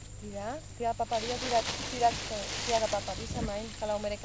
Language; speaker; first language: Indonesian; non-native, learner; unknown